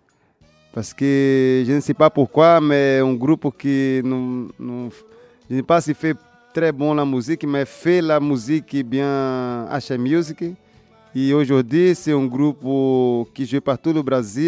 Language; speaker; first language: French; non-native, learner; Portuguese